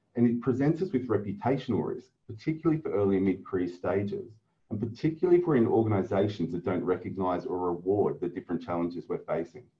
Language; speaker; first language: English; native; English